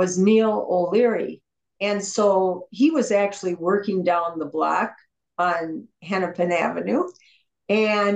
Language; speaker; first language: English; native; English